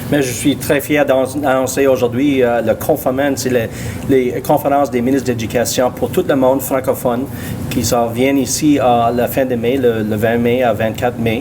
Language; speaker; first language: French; non-native, local second language; English